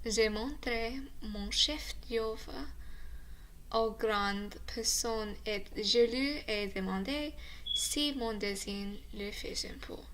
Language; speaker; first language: French; non-native, learner; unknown